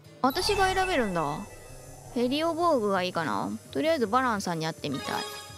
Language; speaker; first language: Japanese; native; Japanese